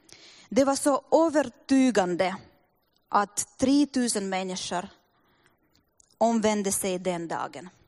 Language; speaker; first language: Swedish; non-native, fluent; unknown